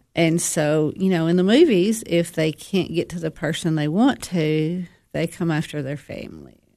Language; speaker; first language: English; native; English